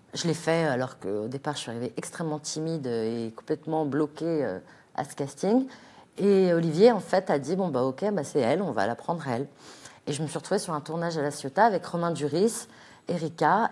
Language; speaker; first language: French; native; French